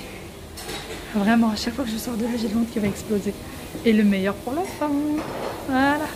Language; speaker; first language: French; native; French